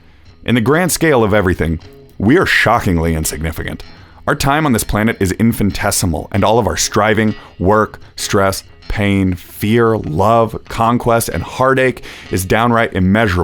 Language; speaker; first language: English; native; English